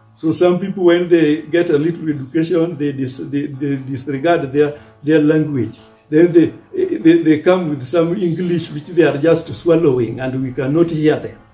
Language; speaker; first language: English; non-native, local second language; Luo (Kenya and Tanzania)